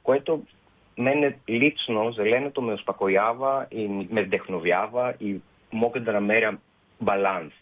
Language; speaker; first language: Bulgarian; non-native, fluent; Greek